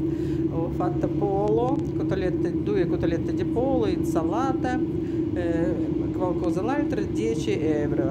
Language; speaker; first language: Italian; non-native, learner; Russian